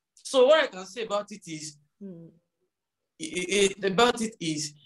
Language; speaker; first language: English; non-native, local second language; Yoruba